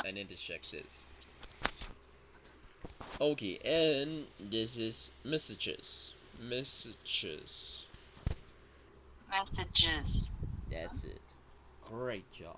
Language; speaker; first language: English; non-native, fluent; Spanish